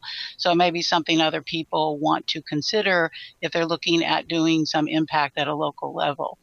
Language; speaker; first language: English; native; English